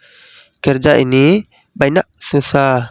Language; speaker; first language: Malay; non-native, learner; Bangla